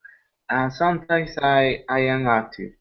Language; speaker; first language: English; non-native, learner; Spanish